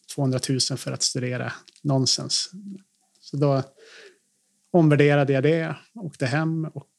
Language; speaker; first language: Swedish; native; Swedish